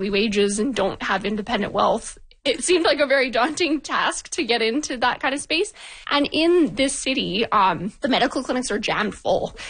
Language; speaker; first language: English; native; English